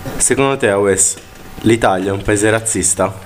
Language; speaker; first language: Italian; native; Italian